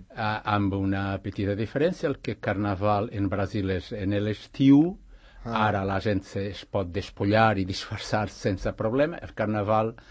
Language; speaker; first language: Catalan; non-native, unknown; Portuguese